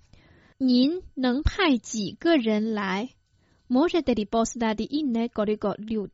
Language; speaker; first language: Croatian; non-native, fluent; Chinese